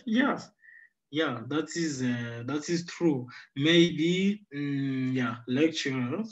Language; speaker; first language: English; non-native, fluent; Sango